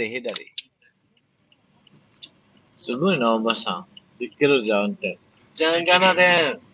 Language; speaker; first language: Japanese; non-native, learner; Filipino